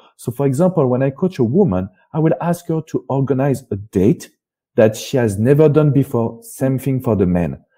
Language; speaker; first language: English; non-native, fluent; French